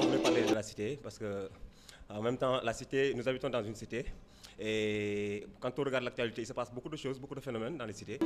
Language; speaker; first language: French; non-native, local second language; Wolof